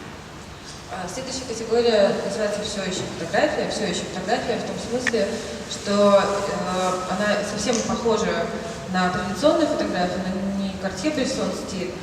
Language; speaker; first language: Russian; native; Russian